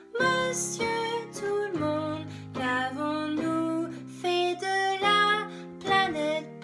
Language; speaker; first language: French; non-native, fluent; English